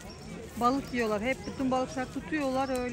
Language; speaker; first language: Turkish; non-native, learner; Kazakh